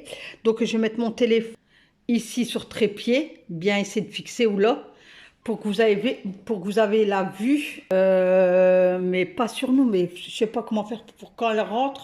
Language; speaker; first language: French; native; French